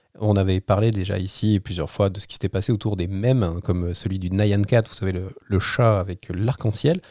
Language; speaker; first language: French; native; French